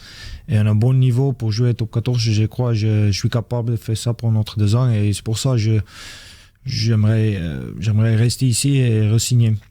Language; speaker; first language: French; non-native, fluent; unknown